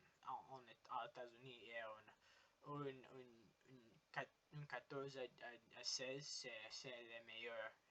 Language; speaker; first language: French; non-native, learner; English